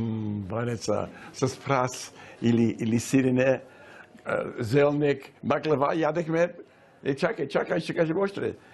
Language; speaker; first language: Bulgarian; early bilingual, heritage; Bulgarian